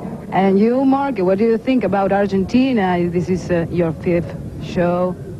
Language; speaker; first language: English; non-native, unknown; Spanish